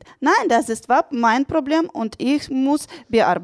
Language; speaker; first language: German; non-native, learner; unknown